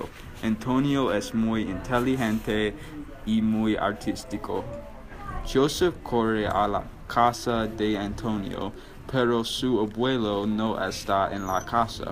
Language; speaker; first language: Spanish; non-native, learner; English